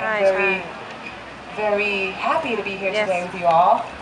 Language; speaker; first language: English; non-native, fluent; Thai